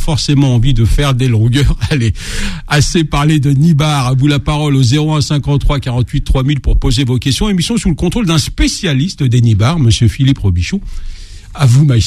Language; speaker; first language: French; native; French